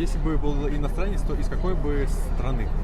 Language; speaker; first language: Russian; native; Russian